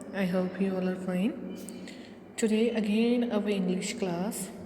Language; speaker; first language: English; non-native, local second language; Punjabi